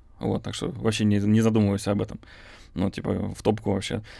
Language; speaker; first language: Russian; native; Russian